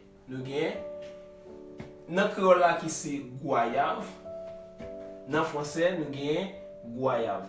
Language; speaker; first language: French; non-native, learner; Haitian Creole